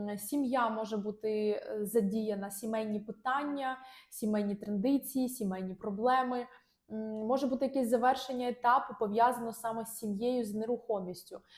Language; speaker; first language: Ukrainian; non-native, local second language; Russian